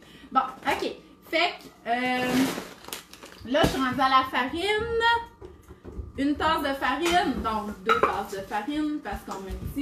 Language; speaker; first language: French; native; French